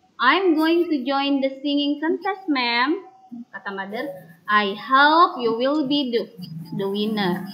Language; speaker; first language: English; non-native, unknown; Indonesian